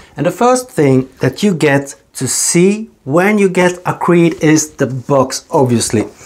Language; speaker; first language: English; non-native, fluent; Swedish